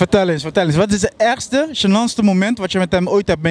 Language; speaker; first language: Dutch; native; Dutch